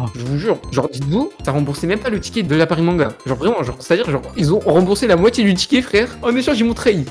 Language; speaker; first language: French; native; French